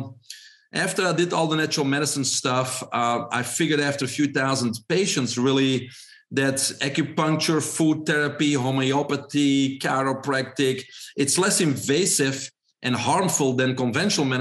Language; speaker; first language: English; non-native, fluent; Dutch